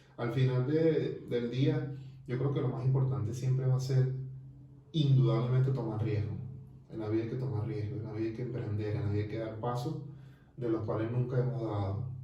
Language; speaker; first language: Spanish; native; Spanish